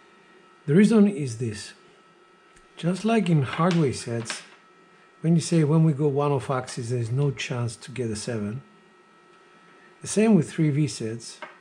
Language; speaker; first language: English; non-native, fluent; Greek